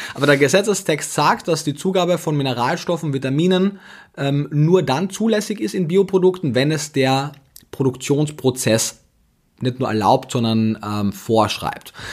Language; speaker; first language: German; native; German